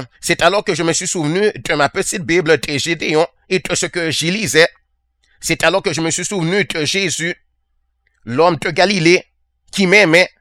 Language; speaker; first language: French; native; French